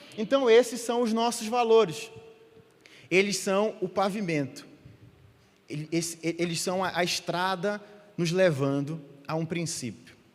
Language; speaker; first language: Portuguese; native; Portuguese